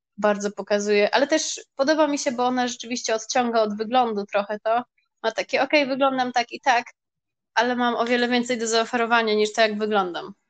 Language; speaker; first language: Polish; early bilingual, heritage; Polish